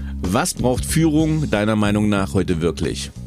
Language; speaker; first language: German; native; German